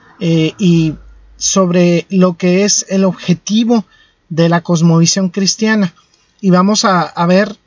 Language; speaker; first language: Spanish; native; Spanish